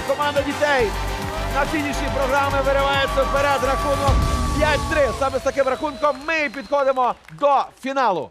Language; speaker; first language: Ukrainian; native; Ukrainian